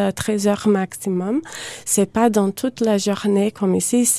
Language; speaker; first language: French; non-native, fluent; Portuguese